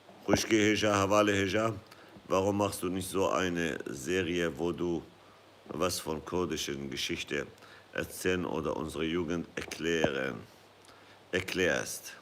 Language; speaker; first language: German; non-native, fluent; Kurdish